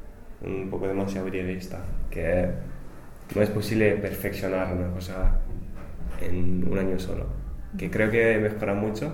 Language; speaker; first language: Spanish; non-native, fluent; English